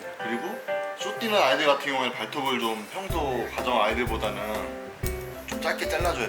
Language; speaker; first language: Korean; native; Korean